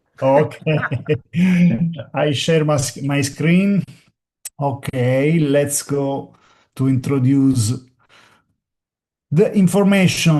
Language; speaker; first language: English; non-native, learner; Italian